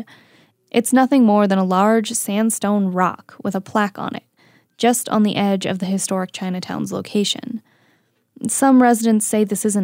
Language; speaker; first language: English; native; English